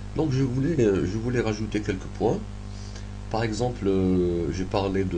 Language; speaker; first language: French; non-native, local second language; Arabic